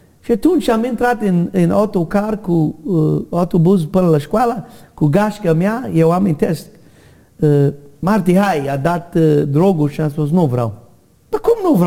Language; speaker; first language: Romanian; non-native, learner; English